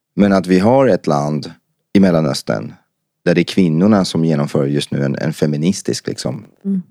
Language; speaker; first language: Swedish; early bilingual, other home language; Persian